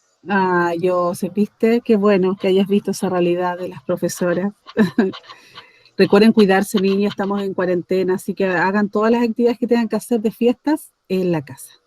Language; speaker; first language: Spanish; native; Spanish